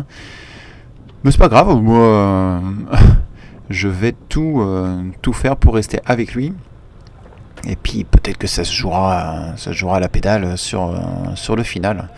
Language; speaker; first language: French; native; French